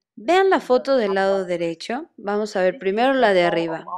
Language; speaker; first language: Spanish; non-native, fluent; Chinese